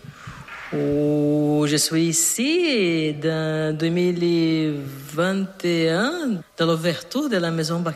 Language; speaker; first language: French; non-native, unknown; Portuguese